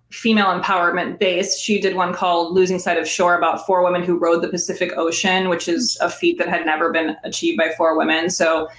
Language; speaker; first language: English; native; English